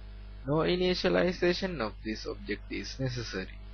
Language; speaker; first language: English; non-native, learner; Sinhala